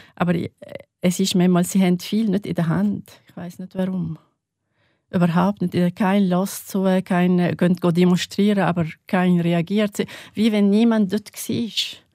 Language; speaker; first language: German; non-native, learner; Arabic